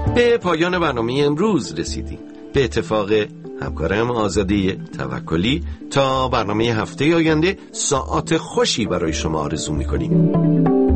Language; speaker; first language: Persian; native; Persian